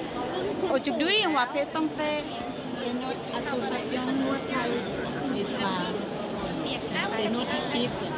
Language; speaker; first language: French; non-native, learner; Thai